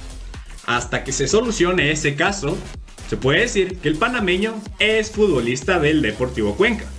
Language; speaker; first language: Spanish; native; Spanish